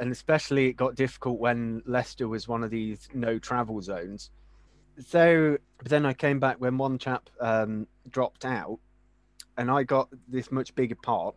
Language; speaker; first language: English; native; English